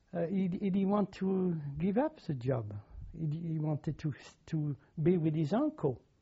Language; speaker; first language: English; non-native, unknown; French